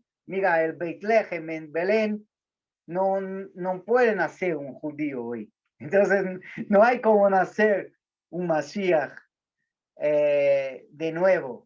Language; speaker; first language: Spanish; non-native, learner; Portuguese